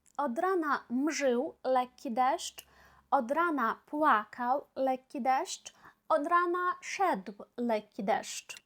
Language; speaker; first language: Polish; non-native, fluent; Ukrainian